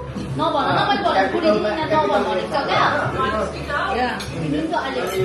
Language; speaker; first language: Filipino; non-native, learner; Nepali